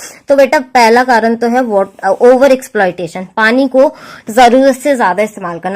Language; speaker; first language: Hindi; native; Hindi